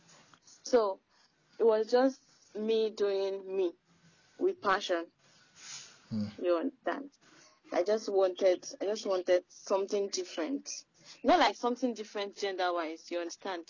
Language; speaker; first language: English; non-native, local second language; Yoruba